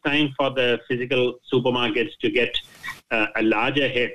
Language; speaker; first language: English; non-native, local second language; Malayalam